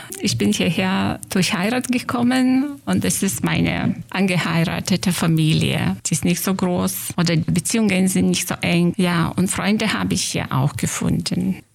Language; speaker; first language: German; non-native, fluent; Lithuanian